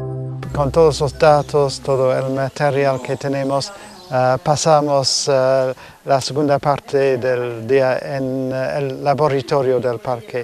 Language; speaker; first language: Spanish; non-native, fluent; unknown